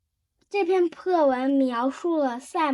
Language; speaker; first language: Chinese; non-native, learner; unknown